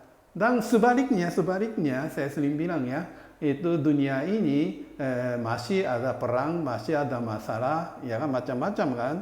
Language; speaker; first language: Indonesian; non-native, fluent; Japanese